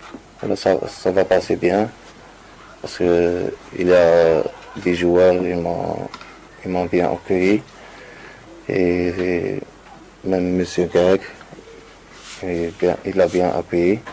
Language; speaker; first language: French; non-native, learner; Arabic